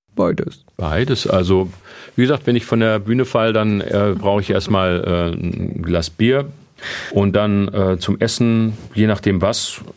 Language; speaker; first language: German; native; German